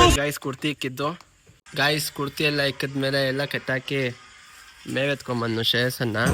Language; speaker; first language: Kannada; non-native, local second language; Telugu